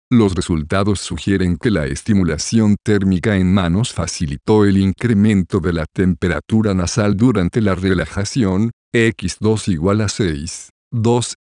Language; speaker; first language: Spanish; native; Spanish